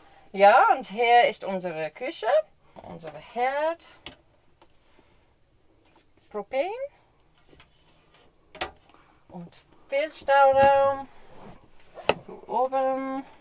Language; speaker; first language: German; non-native, fluent; English